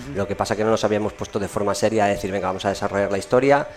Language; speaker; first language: Spanish; native; Spanish